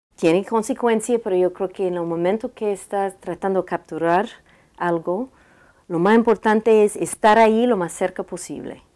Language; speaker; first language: Spanish; non-native, learner; English